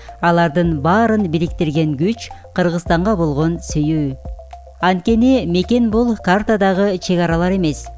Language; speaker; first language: Kyrgyz; native; Kyrgyz